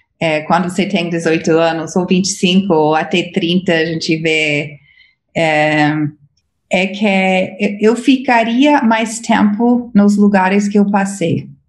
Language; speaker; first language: Portuguese; non-native, fluent; English